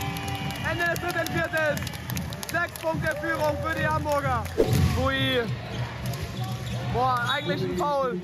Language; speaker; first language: German; native; German